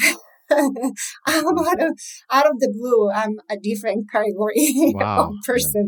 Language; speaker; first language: English; non-native, fluent; Spanish